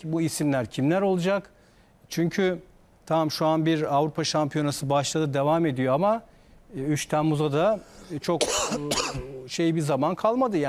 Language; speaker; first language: Turkish; native; Turkish